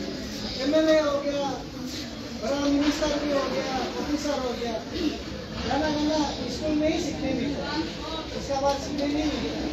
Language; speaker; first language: Hindi; non-native, local second language; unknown